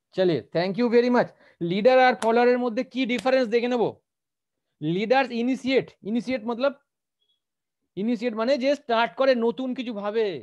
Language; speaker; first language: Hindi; non-native, local second language; Bangla